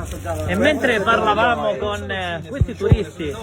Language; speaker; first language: Italian; native; Italian